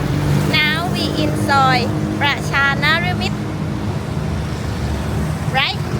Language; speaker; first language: English; non-native, learner; Thai